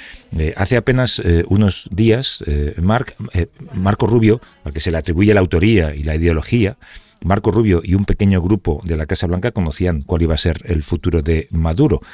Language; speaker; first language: Spanish; native; Spanish